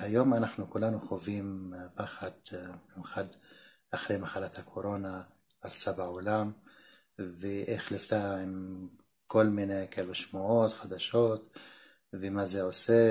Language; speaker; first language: Hebrew; non-native, local second language; Arabic